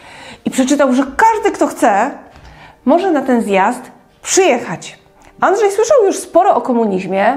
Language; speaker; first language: Polish; native; Polish